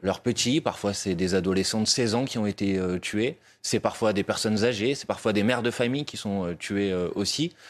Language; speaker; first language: French; native; French